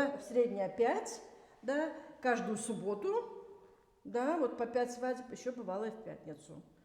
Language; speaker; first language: Russian; native; Russian